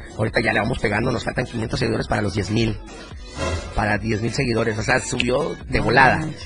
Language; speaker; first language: Spanish; native; Spanish